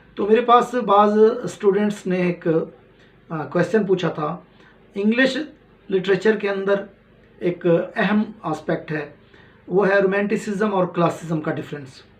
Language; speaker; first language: Urdu; non-native, local second language; Punjabi